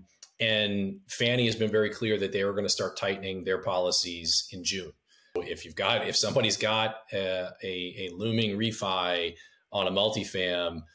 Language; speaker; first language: English; native; English